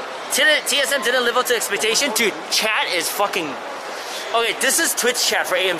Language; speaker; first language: English; early bilingual, other home language; Chinese